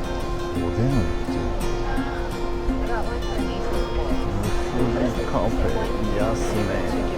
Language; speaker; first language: Japanese; native; Japanese